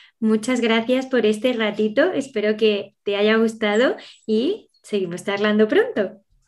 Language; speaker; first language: Spanish; native; Spanish